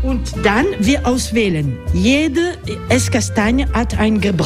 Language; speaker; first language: German; non-native, learner; French